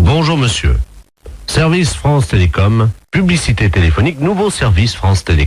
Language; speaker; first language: French; native; French